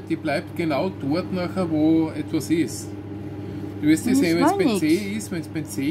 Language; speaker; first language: German; native; German